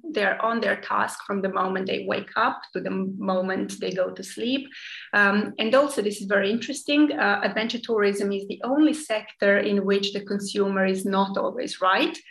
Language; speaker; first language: English; non-native, fluent; Serbian